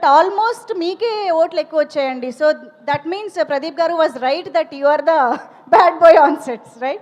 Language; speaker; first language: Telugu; native; Telugu